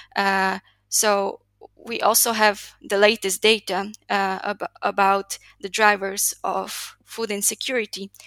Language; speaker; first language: English; non-native, fluent; Slovak